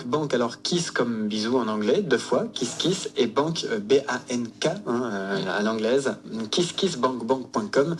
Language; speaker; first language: French; native; French